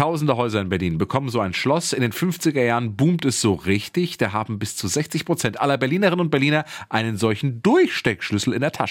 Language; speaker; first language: German; native; German